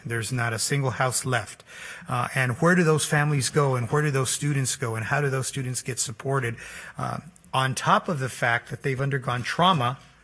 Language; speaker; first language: English; early bilingual, other home language; Spanish